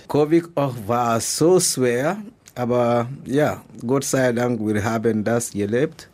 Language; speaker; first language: German; non-native, learner; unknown